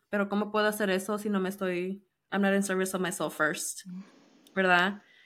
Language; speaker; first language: Spanish; early bilingual, heritage; Spanish